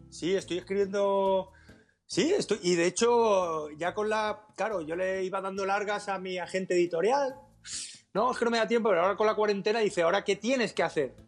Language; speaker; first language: Spanish; native; Spanish